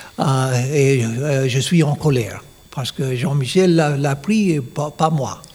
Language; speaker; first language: French; non-native, learner; English